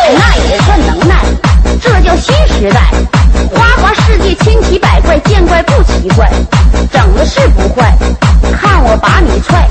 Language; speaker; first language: Chinese; native; Chinese